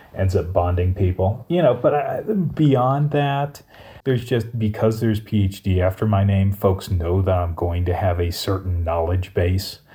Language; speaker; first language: English; native; English